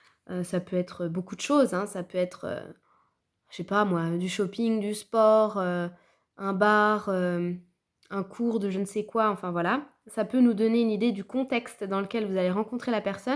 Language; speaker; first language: French; native; French